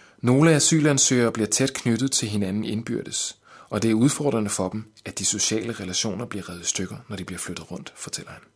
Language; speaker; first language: Danish; native; Danish